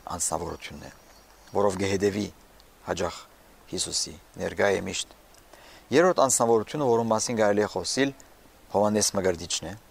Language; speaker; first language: Armenian; early bilingual, heritage; Armenian